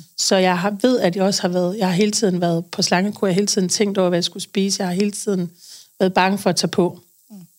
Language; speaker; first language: Danish; native; Danish